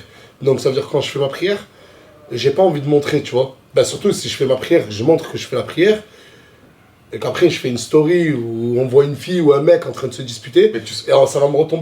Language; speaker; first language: French; native; French